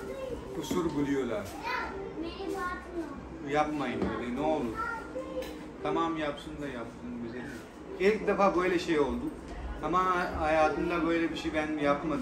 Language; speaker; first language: Turkish; non-native, learner; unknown